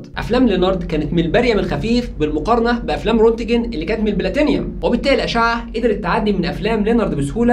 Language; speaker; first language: Arabic; native; Arabic